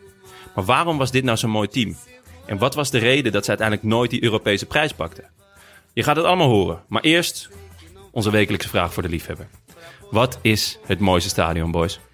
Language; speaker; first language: Dutch; native; Dutch